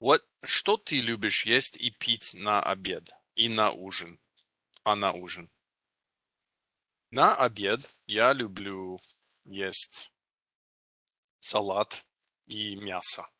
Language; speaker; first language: Russian; non-native, fluent; English